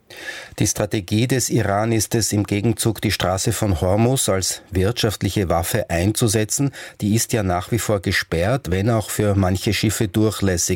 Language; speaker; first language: German; native; German